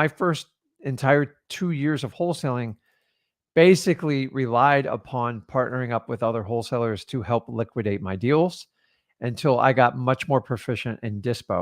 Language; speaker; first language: English; native; English